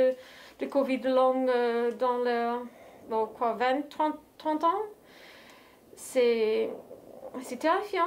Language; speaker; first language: French; non-native, fluent; English